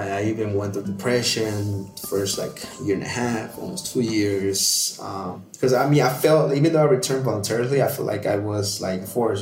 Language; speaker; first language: English; native; English